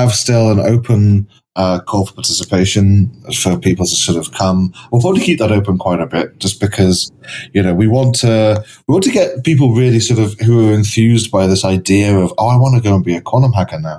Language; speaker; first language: English; native; English